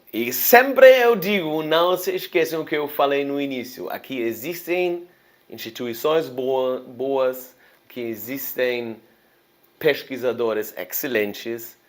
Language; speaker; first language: Portuguese; non-native, fluent; German